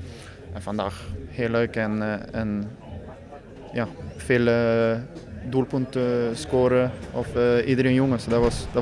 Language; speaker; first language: Dutch; non-native, learner; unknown